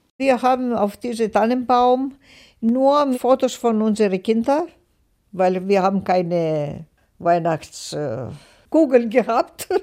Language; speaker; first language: German; non-native, learner; Greek